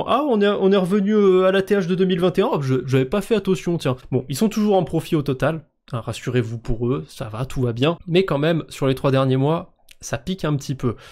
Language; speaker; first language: French; native; French